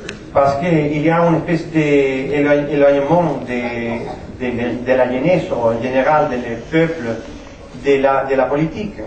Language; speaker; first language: French; non-native, fluent; Spanish